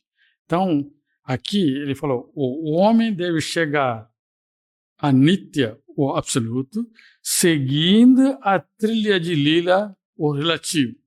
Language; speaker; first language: Portuguese; non-native, fluent; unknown